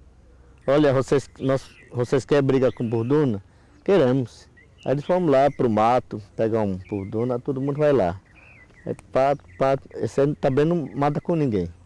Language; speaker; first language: Portuguese; non-native, local second language; Yanomámi